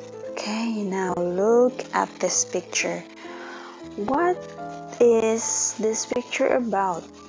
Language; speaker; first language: English; non-native, fluent; Indonesian